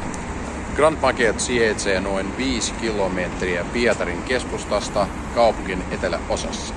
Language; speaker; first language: Finnish; non-native, fluent; Russian